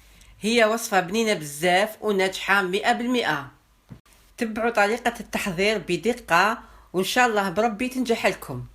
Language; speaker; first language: Arabic; native; Arabic